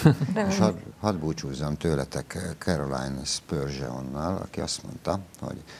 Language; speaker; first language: Hungarian; native; Hungarian